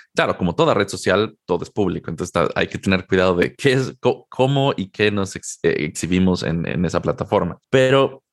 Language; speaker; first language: Spanish; native; Spanish